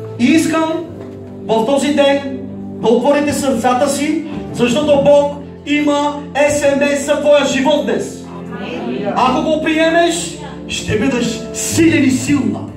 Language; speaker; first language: Bulgarian; non-native, local second language; Turkish